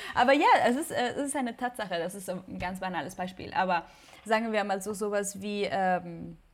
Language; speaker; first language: German; non-native, fluent; Spanish